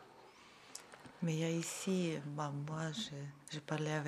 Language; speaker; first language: French; non-native, learner; Ukrainian